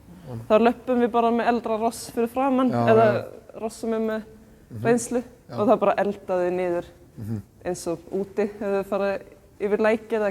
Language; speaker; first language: Icelandic; non-native, fluent; Swedish